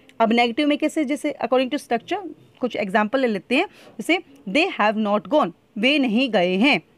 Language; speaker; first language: Hindi; native; Hindi